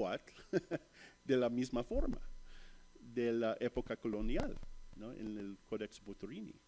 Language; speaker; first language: Spanish; non-native, fluent; English